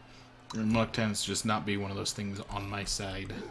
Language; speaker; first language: English; native; English